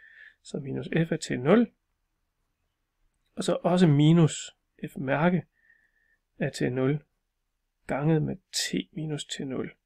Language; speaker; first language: Danish; native; Danish